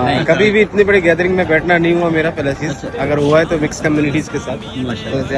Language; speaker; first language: Hindi; non-native, local second language; Sindhi